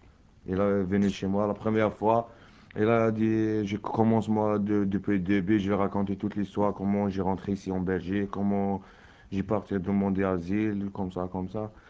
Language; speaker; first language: French; non-native, learner; Arabic